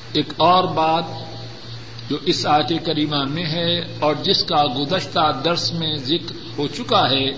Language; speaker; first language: Urdu; non-native, local second language; Punjabi